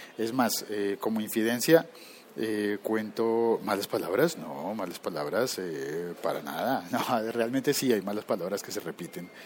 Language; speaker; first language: Spanish; native; Spanish